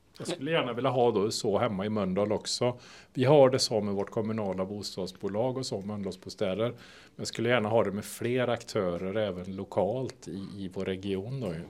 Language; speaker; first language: Swedish; native; Swedish